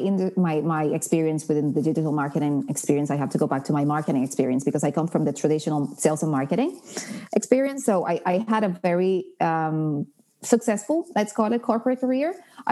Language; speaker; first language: English; non-native, fluent; Spanish